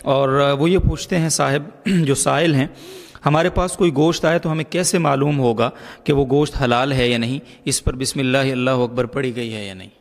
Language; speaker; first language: Urdu; native; Urdu